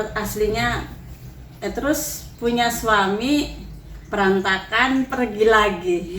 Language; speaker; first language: Indonesian; non-native, local second language; Javanese